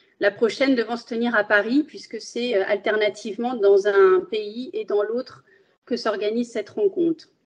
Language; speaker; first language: French; early bilingual, other home language; Spanish